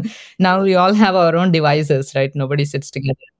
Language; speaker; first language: English; non-native, local second language; Telugu